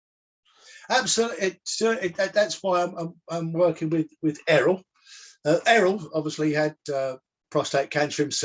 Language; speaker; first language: English; native; English